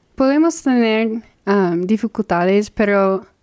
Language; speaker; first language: Spanish; non-native, fluent; English